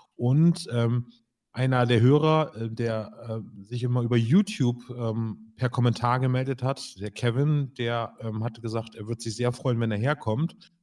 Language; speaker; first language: German; native; German